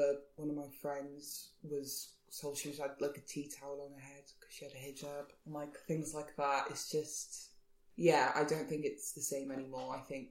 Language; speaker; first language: English; native; English